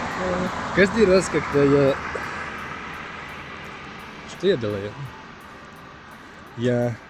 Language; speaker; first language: Russian; non-native, learner; Finnish